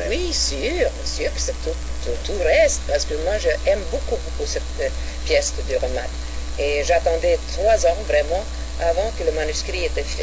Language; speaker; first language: French; non-native, fluent; Swedish